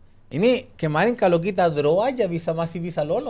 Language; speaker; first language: Indonesian; non-native, fluent; Spanish